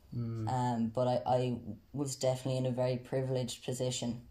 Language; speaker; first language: English; native; English